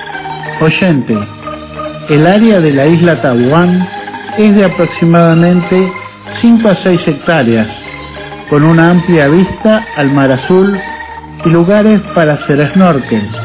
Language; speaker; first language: Spanish; non-native, fluent; Indonesian